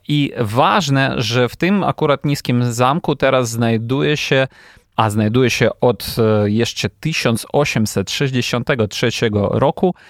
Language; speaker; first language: Polish; non-native, fluent; Ukrainian